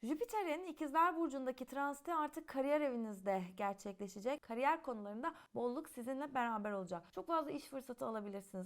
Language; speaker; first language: Turkish; native; Turkish